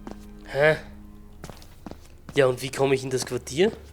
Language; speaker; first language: German; native; German